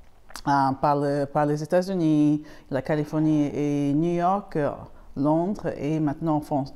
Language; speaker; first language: French; non-native, fluent; English